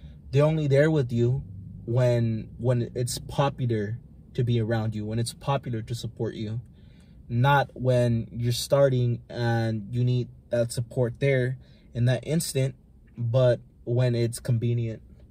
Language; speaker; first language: English; early bilingual, other home language; Spanish